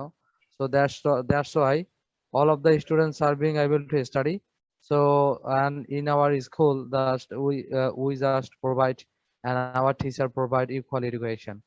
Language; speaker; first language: English; non-native, fluent; Bangla